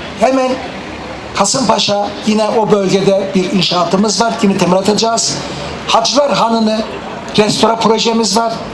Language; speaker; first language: Turkish; native; Turkish